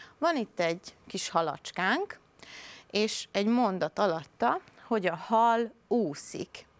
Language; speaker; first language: Hungarian; native; Hungarian